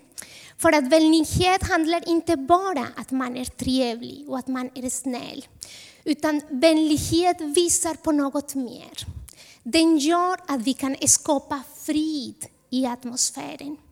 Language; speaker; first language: Swedish; non-native, fluent; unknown